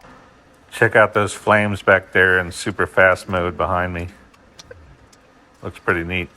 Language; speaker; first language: English; native; English